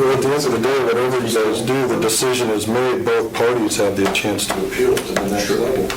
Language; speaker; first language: English; native; English